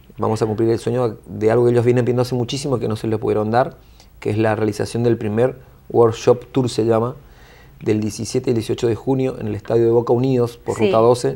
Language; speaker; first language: Spanish; native; Spanish